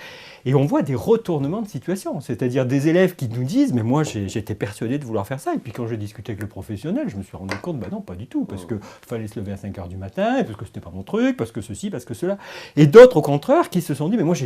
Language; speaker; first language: French; native; French